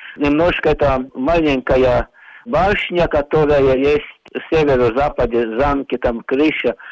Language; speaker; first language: Russian; non-native, local second language; Latvian